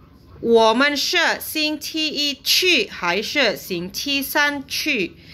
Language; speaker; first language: Chinese; non-native, fluent; Indonesian